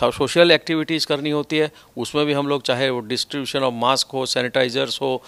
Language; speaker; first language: Hindi; non-native, local second language; Gujarati